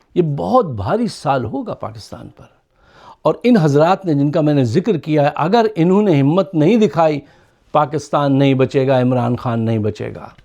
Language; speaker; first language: Urdu; native; Urdu